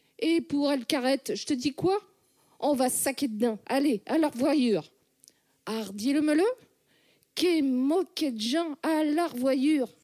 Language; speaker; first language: French; native; French